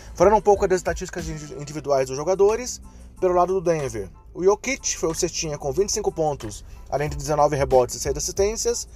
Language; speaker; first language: Portuguese; native; Portuguese